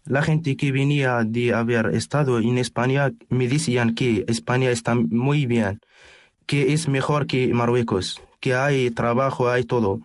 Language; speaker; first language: Spanish; non-native, learner; Arabic